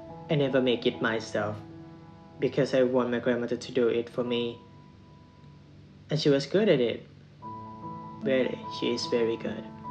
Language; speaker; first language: English; non-native, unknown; Thai